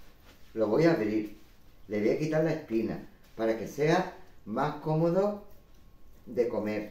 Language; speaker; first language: Spanish; native; Spanish